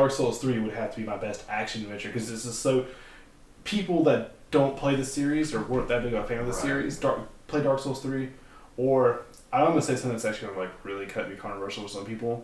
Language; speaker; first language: English; native; English